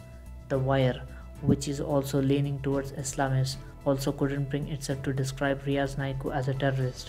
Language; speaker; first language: English; non-native, local second language; Telugu